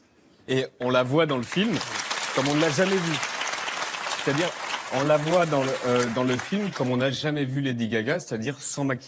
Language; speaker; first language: French; native; French